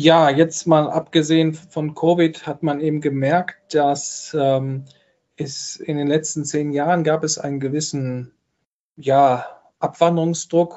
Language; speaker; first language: German; native; German